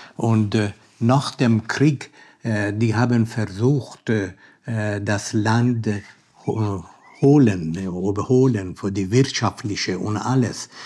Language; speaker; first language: German; non-native, learner; Persian